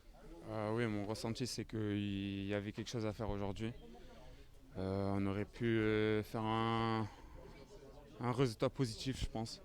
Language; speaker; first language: French; native; French